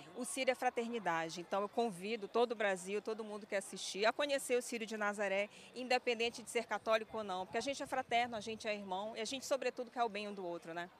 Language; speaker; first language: Portuguese; native; Portuguese